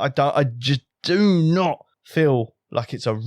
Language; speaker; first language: English; native; English